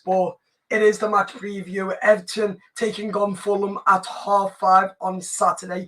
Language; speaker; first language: English; native; English